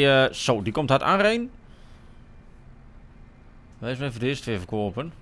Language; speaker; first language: Dutch; native; Dutch